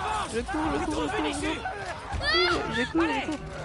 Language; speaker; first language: French; native; French